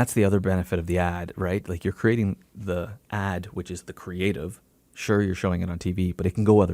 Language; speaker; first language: English; native; English